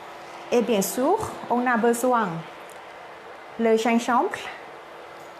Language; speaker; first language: French; non-native, learner; Thai